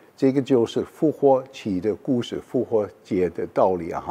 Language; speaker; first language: Chinese; non-native, fluent; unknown